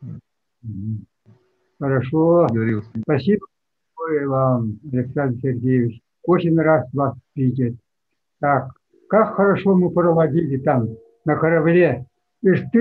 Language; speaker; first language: Russian; non-native, local second language; Yakut